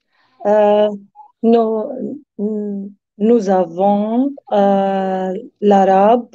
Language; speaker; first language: French; non-native, learner; Arabic